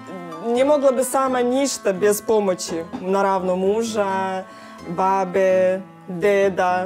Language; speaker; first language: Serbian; non-native, learner; Russian